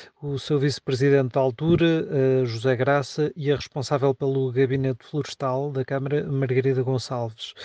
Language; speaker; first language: Portuguese; native; Portuguese